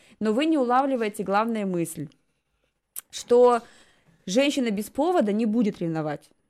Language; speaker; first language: Russian; native; Russian